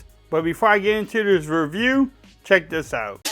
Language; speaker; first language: English; native; English